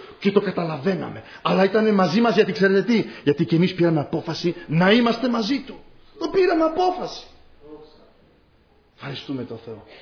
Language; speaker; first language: Greek; non-native, fluent; Polish